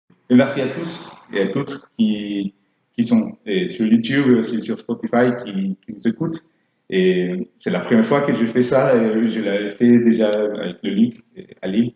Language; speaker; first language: French; non-native, fluent; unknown